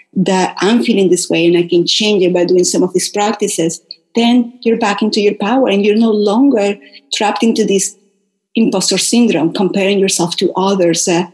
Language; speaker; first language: English; non-native, fluent; Spanish